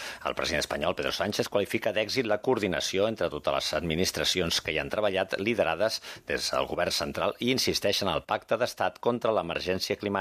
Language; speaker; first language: Catalan; native; Catalan